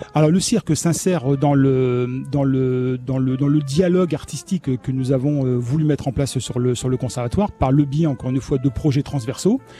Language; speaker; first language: French; native; French